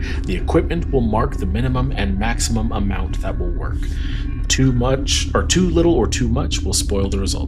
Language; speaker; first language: English; native; English